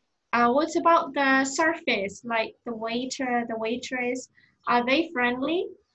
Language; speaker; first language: English; non-native, fluent; Indonesian